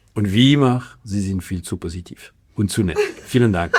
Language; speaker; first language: German; non-native, local second language; French